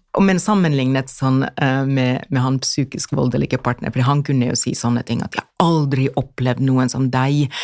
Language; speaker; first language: Norwegian; non-native, fluent; Finnish